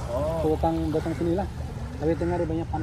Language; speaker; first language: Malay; non-native, learner; Bangla